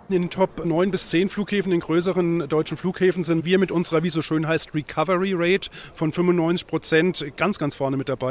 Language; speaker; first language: German; native; German